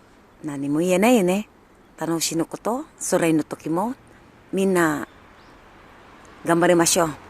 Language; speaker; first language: Japanese; non-native, learner; Filipino